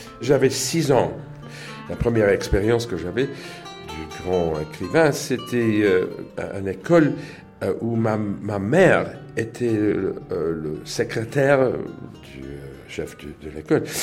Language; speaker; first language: French; non-native, learner; English